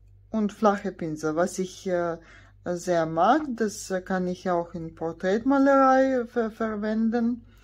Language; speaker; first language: German; non-native, fluent; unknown